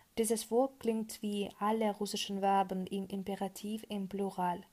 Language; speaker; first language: German; non-native, fluent; Russian